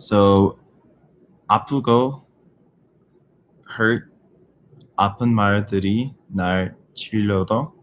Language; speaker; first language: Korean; non-native, learner; English